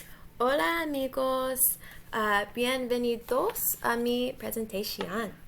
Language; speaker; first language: Spanish; non-native, learner; English